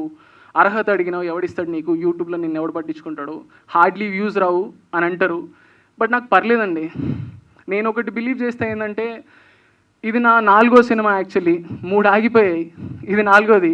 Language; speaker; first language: Telugu; native; Telugu